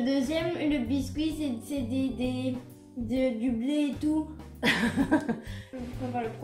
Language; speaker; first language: French; native; French